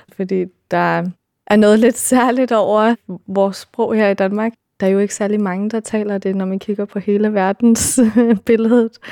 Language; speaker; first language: Danish; early bilingual, heritage; Danish